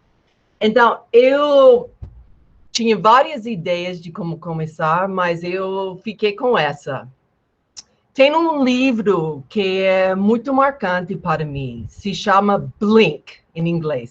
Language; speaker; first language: Portuguese; non-native, fluent; English